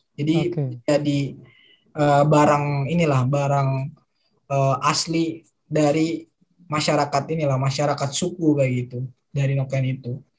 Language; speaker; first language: Indonesian; native; Indonesian